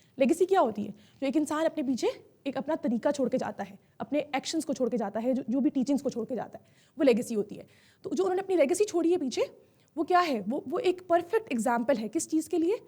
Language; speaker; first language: Urdu; native; Urdu